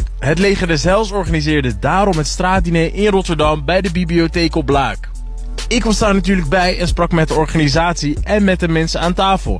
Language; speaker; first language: Dutch; native; Dutch